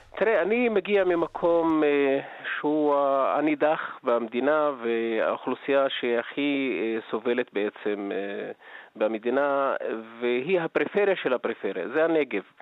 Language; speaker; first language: Hebrew; non-native, local second language; Arabic